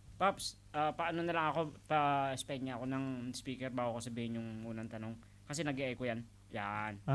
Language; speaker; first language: Filipino; non-native, local second language; Iloko